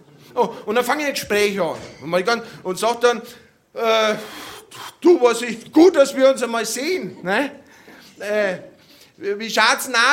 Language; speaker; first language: German; native; German